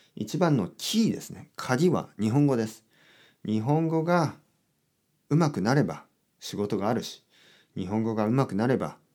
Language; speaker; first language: Japanese; native; Japanese